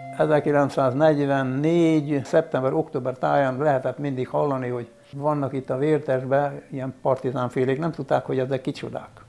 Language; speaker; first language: Hungarian; non-native, local second language; German